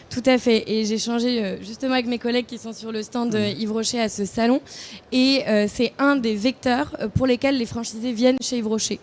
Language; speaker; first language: French; native; French